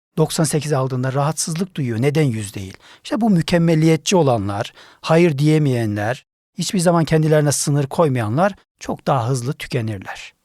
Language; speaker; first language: Turkish; native; Turkish